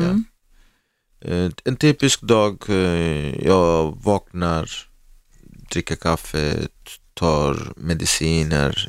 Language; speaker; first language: Swedish; non-native, learner; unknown